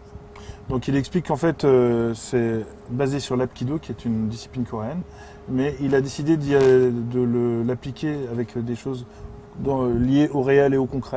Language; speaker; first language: French; native; French